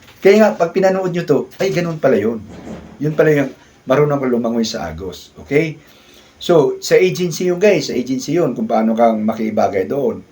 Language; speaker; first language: Filipino; non-native, local second language; Cebuano